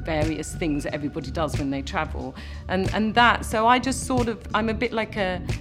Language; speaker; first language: English; native; English